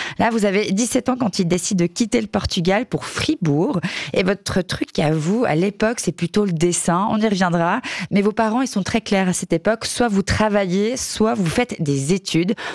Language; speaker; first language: French; native; French